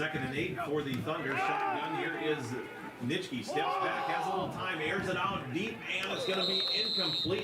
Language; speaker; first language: English; native; English